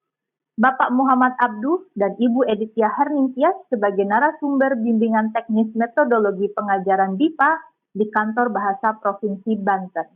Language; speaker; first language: Indonesian; native; Indonesian